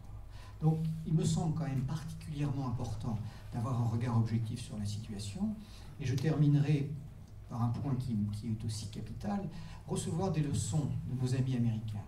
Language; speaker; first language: French; native; French